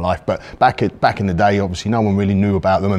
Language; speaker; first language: English; native; English